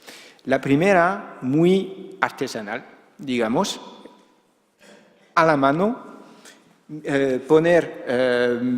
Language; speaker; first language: Spanish; non-native, fluent; Dutch